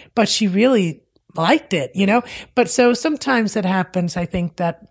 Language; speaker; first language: English; non-native, fluent; Danish